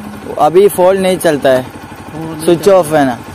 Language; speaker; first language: Hindi; non-native, local second language; Malayalam